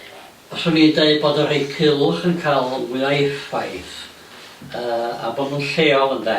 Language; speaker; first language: Welsh; native; Welsh